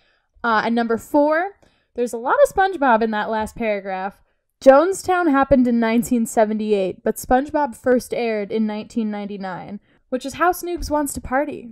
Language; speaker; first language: English; native; English